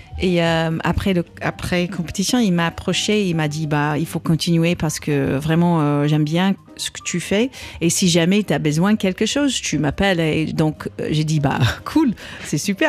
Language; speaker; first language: French; non-native, learner; English